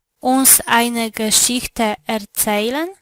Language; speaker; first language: German; non-native, learner; Polish